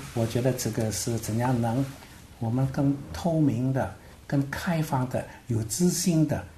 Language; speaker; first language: Chinese; non-native, local second language; Hakka Chinese